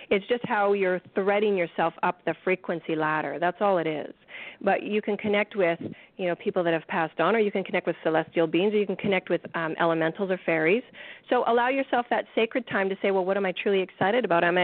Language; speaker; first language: English; native; English